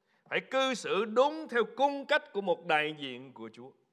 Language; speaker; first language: Vietnamese; native; Vietnamese